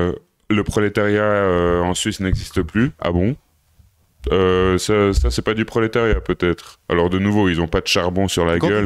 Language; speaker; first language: French; native; French